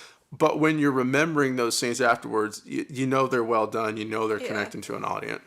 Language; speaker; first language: English; native; English